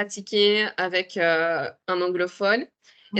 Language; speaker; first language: French; native; French